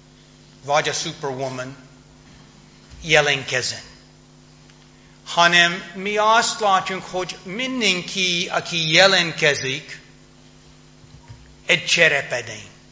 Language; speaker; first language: Hungarian; non-native, fluent; English